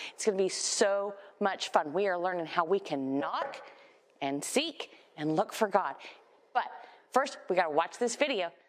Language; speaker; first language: English; native; English